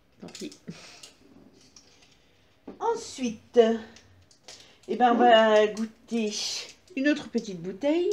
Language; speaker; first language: French; native; French